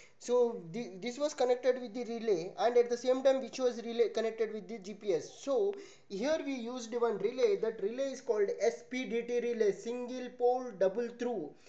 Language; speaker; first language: English; non-native, local second language; Telugu